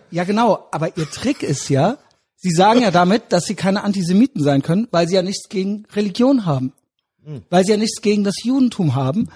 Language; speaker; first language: German; native; German